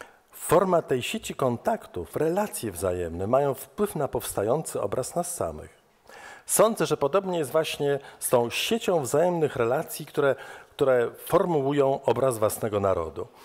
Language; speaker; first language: Polish; native; Polish